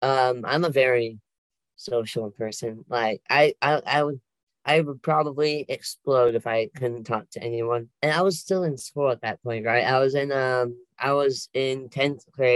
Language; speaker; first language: English; native; English